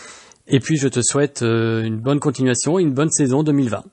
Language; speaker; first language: French; native; French